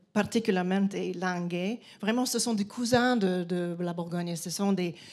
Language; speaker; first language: French; non-native, fluent; English